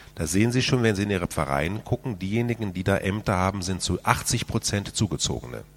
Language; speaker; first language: German; native; German